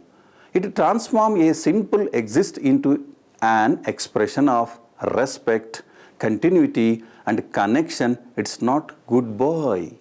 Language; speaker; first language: English; non-native, local second language; Telugu